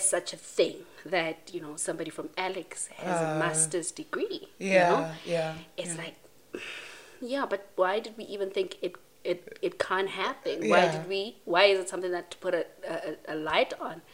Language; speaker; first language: English; non-native, local second language; Tswana